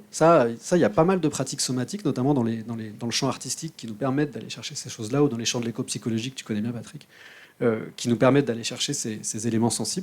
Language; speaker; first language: French; native; French